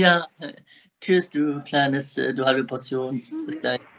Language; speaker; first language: German; native; German